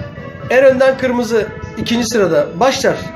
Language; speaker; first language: Turkish; native; Turkish